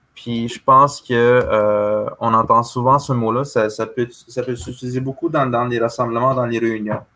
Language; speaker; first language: French; non-native, local second language; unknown